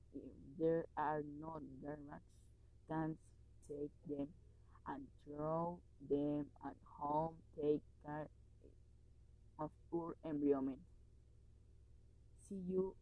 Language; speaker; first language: English; non-native, learner; Spanish